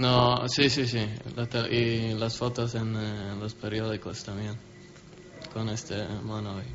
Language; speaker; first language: Spanish; non-native, learner; Swedish